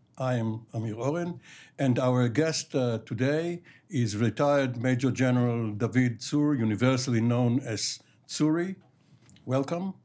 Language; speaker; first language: English; non-native, fluent; Hebrew